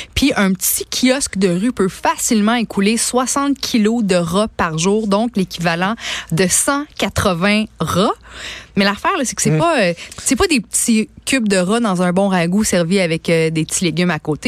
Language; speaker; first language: French; native; French